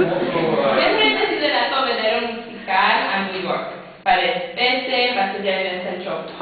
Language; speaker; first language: Italian; non-native, learner; English